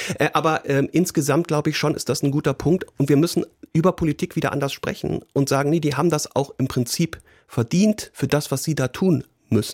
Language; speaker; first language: German; native; German